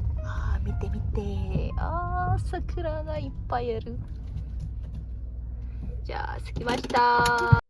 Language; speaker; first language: Japanese; non-native, learner; Indonesian